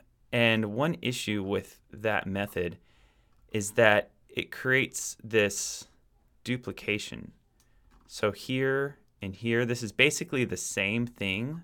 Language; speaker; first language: English; native; English